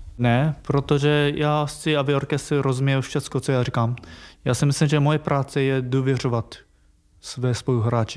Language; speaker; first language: Czech; non-native, fluent; Japanese